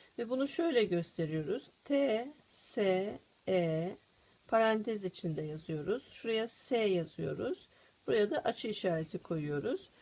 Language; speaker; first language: Turkish; native; Turkish